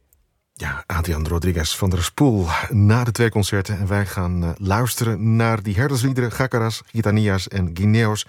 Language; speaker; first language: Dutch; native; Dutch